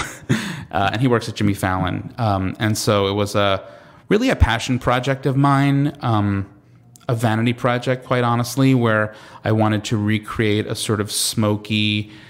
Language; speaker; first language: English; native; English